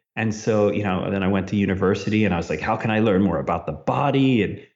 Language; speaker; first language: English; early bilingual, other home language; Italian